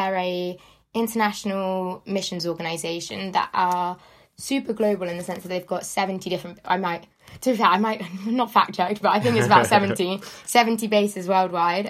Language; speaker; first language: English; native; English